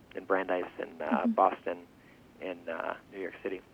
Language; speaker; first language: English; early bilingual, other home language; Yiddish